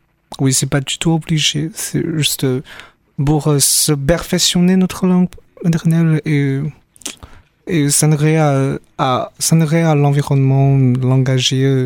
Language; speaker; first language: French; non-native, fluent; Chinese